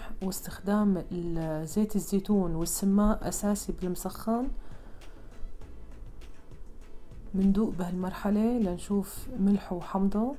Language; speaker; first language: Arabic; native; Arabic